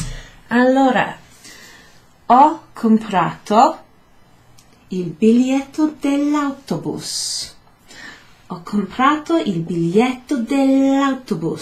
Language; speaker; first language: Italian; non-native, fluent; English